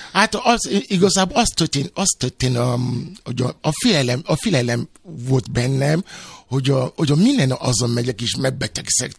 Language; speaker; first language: Hungarian; non-native, learner; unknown